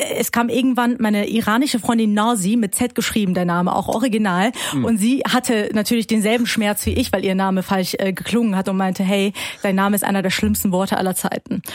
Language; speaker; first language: German; early bilingual, other home language; Persian